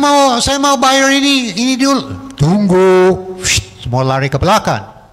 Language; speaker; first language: Indonesian; non-native, fluent; English